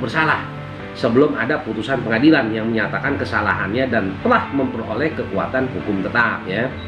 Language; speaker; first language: Indonesian; native; Indonesian